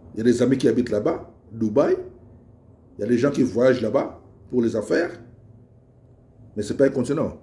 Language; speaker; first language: French; non-native, local second language; Lingala